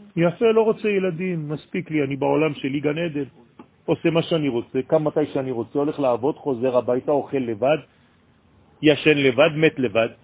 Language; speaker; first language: Hebrew; non-native, fluent; French